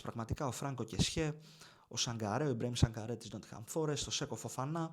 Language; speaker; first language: Greek; native; Greek